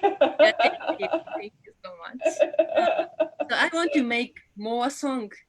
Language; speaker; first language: English; non-native, learner; Japanese